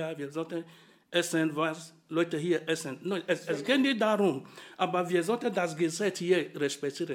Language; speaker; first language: German; non-native, fluent; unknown